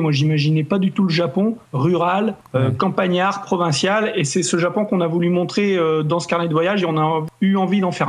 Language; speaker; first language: French; native; French